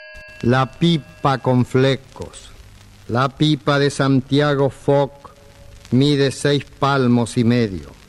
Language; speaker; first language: Spanish; native; Spanish